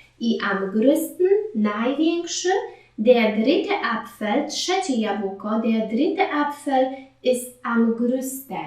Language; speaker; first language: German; non-native, fluent; Polish